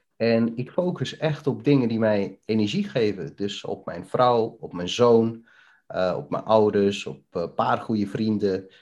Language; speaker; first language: Dutch; early bilingual, other home language; Bosnian